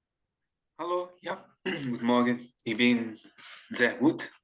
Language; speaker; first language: German; non-native, learner; Portuguese